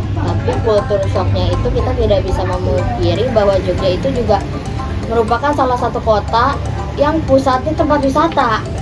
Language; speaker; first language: Indonesian; native; Indonesian